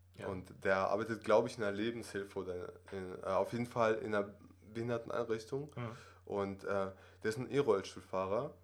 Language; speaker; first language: German; early bilingual, other home language; Russian